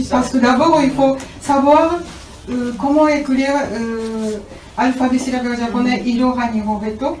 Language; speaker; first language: French; non-native, learner; Japanese